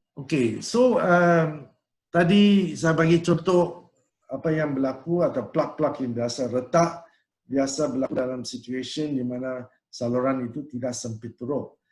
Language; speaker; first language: Malay; non-native, local second language; Tamil